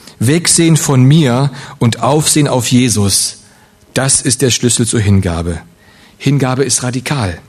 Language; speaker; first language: German; early bilingual, other home language; Russian